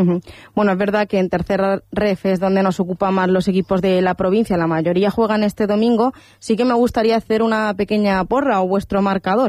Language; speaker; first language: Spanish; native; Spanish